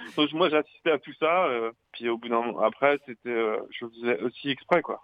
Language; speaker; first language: French; native; French